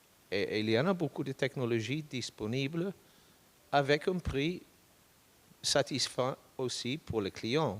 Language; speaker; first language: French; non-native, fluent; English